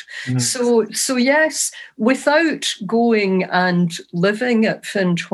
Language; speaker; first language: English; native; English